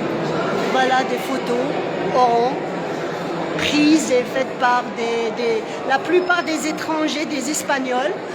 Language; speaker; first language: French; non-native, local second language; Arabic